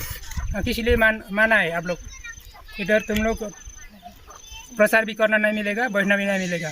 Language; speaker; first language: Hindi; non-native, local second language; Nepali